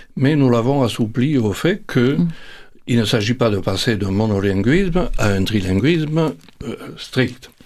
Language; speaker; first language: French; native; French